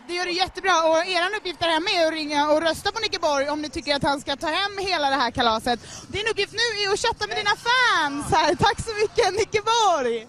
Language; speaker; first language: Swedish; native; Swedish